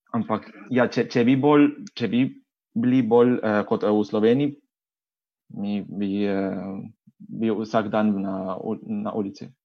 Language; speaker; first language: Slovenian; non-native, fluent; Spanish